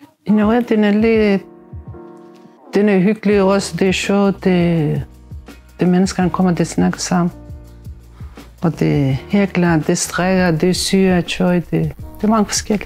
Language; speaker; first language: Danish; non-native, learner; Turkish